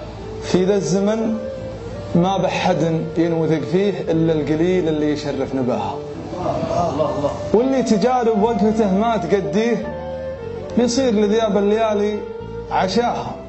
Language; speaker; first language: Arabic; native; Arabic